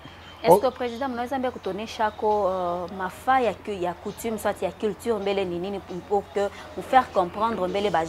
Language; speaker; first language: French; non-native, local second language; Swahili